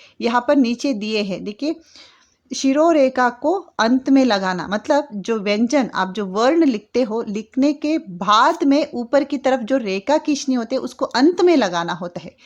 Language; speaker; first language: Hindi; non-native, local second language; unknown